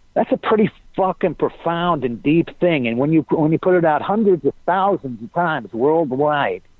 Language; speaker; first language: English; native; English